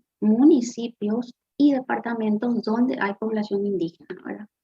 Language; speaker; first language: Spanish; native; Spanish